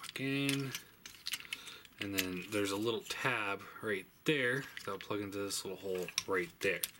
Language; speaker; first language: English; native; English